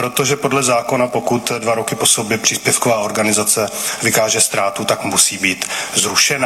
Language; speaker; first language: Czech; native; Czech